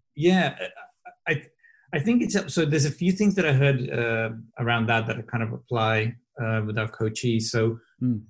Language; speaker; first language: English; non-native, fluent; Portuguese